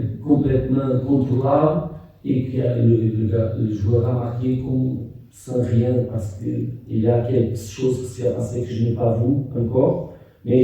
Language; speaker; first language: French; non-native, fluent; Portuguese